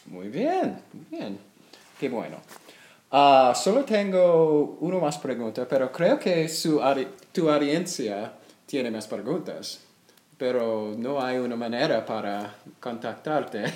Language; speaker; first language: Spanish; non-native, learner; English